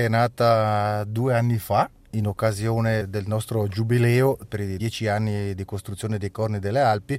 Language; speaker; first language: Italian; native; Italian